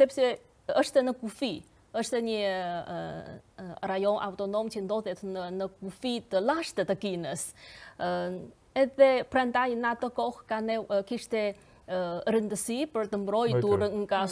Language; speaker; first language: Albanian; non-native, fluent; Chinese